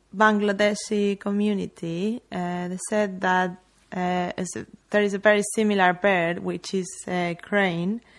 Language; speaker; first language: English; non-native, fluent; Spanish